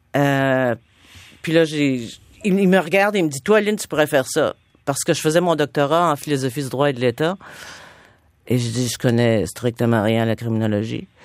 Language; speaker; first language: French; native; French